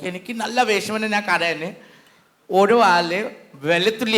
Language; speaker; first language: Malayalam; non-native, local second language; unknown